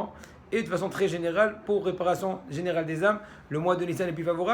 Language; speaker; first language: French; native; French